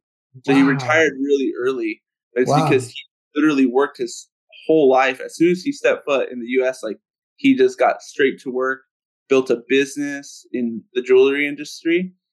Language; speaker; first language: English; early bilingual, other home language; Spanish